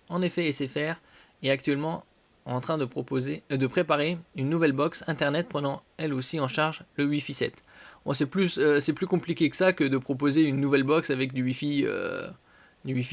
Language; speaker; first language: French; native; French